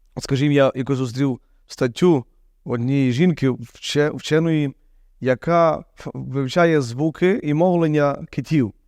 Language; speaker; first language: Ukrainian; native; Ukrainian